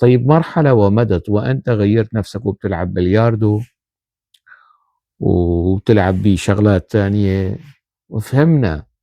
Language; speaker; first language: Arabic; non-native, local second language; Kurdish